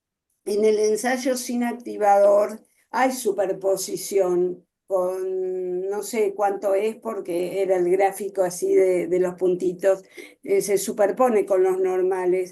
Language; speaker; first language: Spanish; native; Spanish